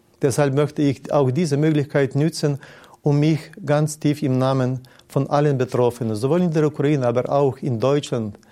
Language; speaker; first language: German; non-native, fluent; Ukrainian